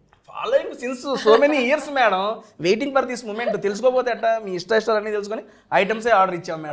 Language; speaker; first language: Telugu; native; Telugu